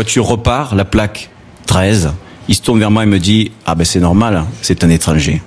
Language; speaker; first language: French; native; French